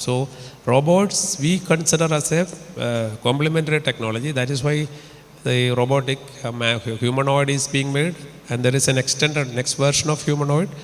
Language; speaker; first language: English; non-native, local second language; Malayalam